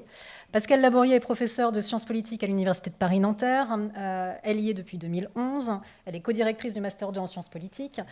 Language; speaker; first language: French; native; French